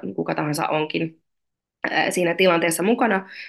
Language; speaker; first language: Finnish; non-native, fluent; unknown